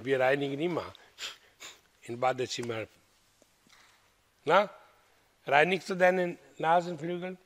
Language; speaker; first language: German; non-native, fluent; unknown